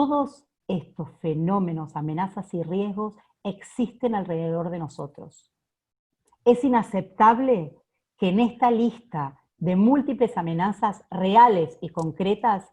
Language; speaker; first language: Spanish; native; Spanish